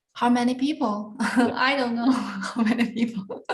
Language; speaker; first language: English; non-native, learner; Chinese